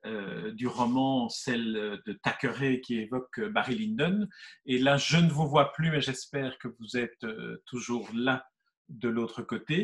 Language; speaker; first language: French; native; French